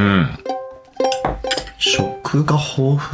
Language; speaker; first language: Japanese; native; Japanese